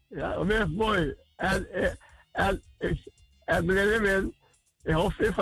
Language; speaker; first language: Dutch; non-native, learner; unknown